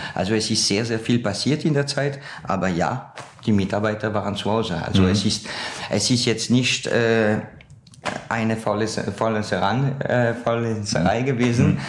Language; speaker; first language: German; non-native, fluent; French